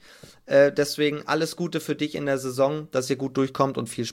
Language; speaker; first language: German; native; German